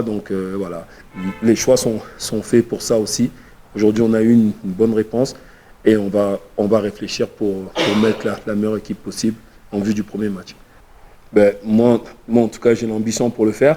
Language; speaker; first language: French; native; French